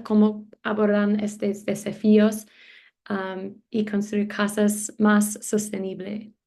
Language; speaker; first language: Spanish; non-native, learner; English